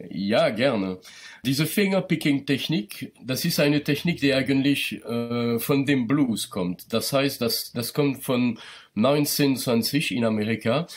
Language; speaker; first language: German; non-native, local second language; French